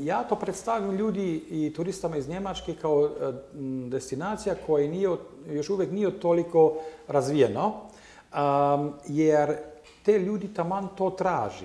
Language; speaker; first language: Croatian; non-native, learner; German